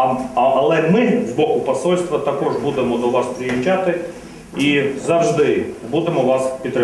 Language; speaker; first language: Ukrainian; non-native, fluent; Latvian